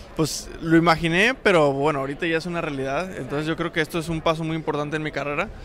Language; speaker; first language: Spanish; native; Spanish